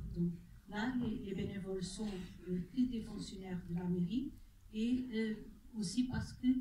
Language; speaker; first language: French; non-native, fluent; Portuguese